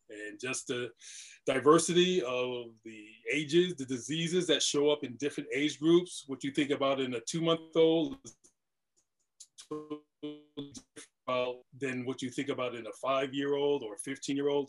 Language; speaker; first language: English; native; English